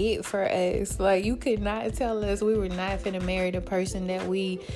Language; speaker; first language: English; native; English